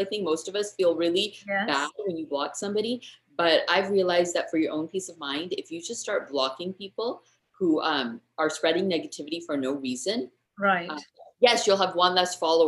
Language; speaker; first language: English; native; English